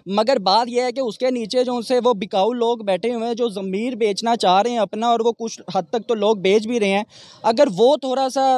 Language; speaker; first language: Urdu; non-native, local second language; Punjabi